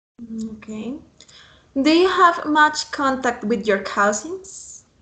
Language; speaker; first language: English; non-native, fluent; Spanish